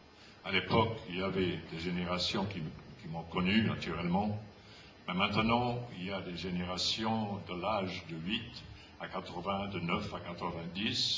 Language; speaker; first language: French; non-native, fluent; English